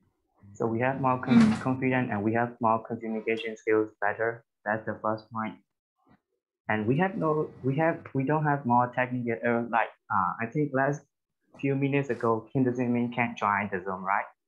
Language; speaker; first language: English; non-native, learner; Burmese